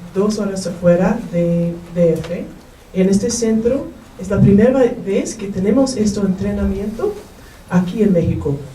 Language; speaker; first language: Spanish; non-native, learner; English